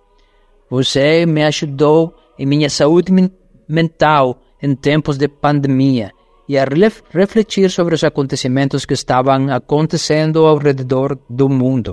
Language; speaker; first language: Portuguese; non-native, fluent; Spanish